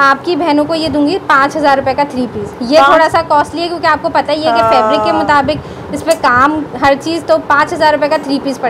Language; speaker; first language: Urdu; native; Urdu